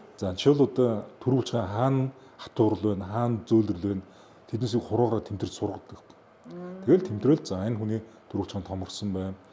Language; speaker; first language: Mongolian; native; Mongolian